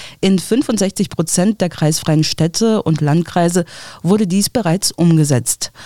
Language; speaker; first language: German; early bilingual, other home language; Russian